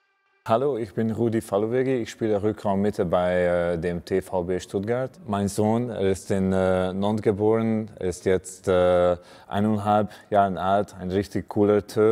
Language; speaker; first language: German; non-native, fluent; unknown